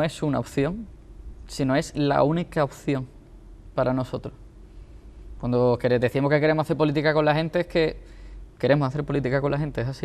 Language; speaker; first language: Spanish; native; Spanish